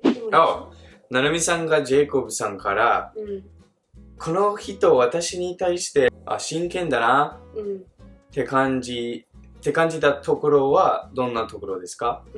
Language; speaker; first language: Japanese; non-native, fluent; English